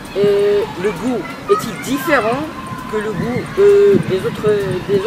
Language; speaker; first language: French; non-native, learner; English